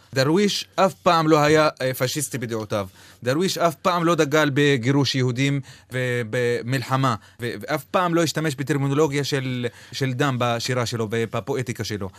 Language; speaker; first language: Hebrew; non-native, local second language; Arabic